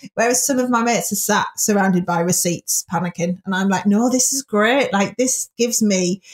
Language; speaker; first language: English; native; English